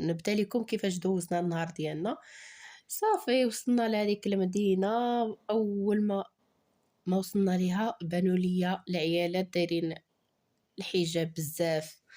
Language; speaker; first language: Arabic; native; Arabic